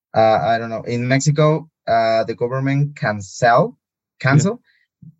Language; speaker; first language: English; non-native, learner; Spanish